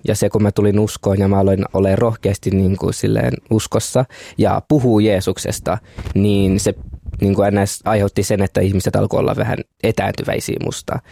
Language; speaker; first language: Finnish; early bilingual, other home language; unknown